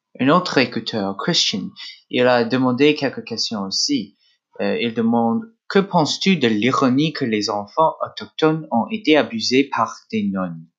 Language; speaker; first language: French; non-native, local second language; English